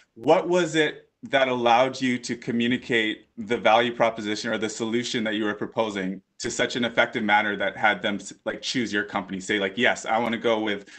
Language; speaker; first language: English; native; English